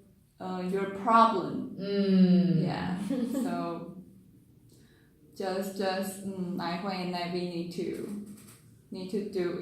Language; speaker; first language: English; non-native, learner; Chinese